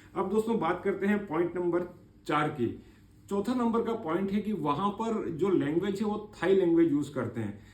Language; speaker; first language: Hindi; native; Hindi